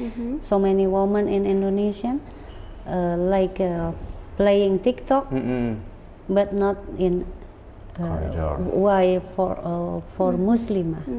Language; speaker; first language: English; non-native, learner; Indonesian